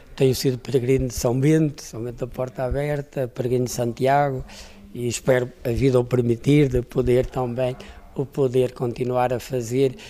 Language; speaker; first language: Portuguese; native; Portuguese